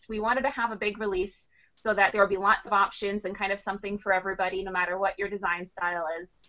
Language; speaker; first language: English; native; English